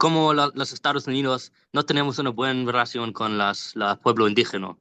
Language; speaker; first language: Spanish; non-native, learner; English